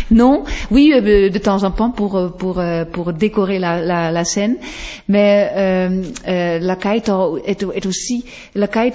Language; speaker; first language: French; non-native, fluent; Western Frisian